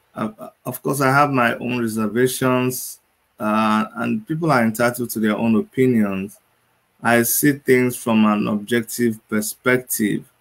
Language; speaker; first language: English; non-native, local second language; Igbo